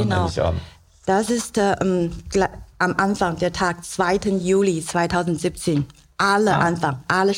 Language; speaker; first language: German; non-native, learner; Chinese